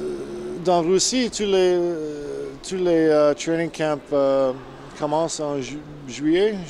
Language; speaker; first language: French; non-native, learner; English